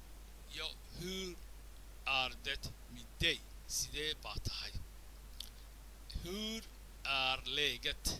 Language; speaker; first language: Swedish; non-native, fluent; Somali